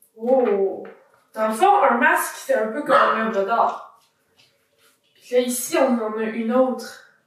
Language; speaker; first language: French; native; French